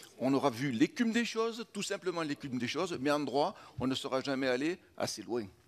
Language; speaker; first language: French; native; French